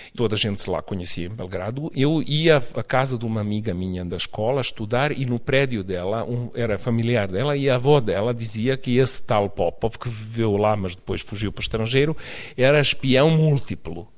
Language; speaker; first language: Portuguese; non-native, fluent; Serbian